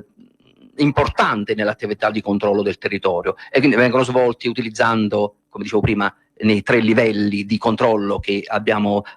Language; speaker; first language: Italian; native; Italian